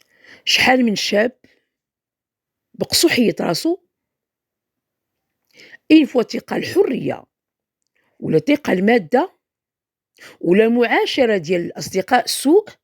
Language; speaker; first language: Arabic; native; Arabic